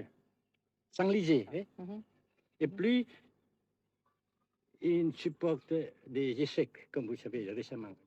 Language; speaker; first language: French; non-native, local second language; Vietnamese